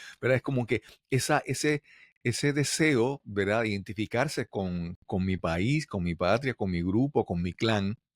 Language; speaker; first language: Spanish; native; Spanish